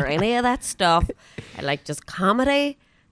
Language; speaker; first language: English; native; English